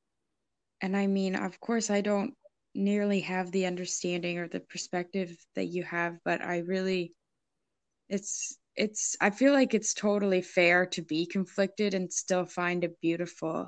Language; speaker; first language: English; native; English